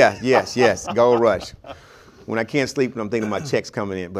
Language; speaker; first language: English; native; English